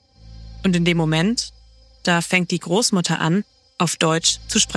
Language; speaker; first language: German; native; German